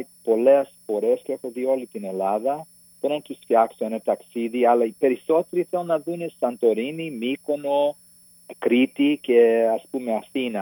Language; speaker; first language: Greek; early bilingual, heritage; Greek